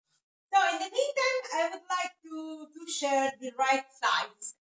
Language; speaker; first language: English; non-native, fluent; Italian